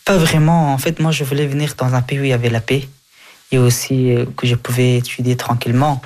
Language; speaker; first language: French; early bilingual, other home language; Persian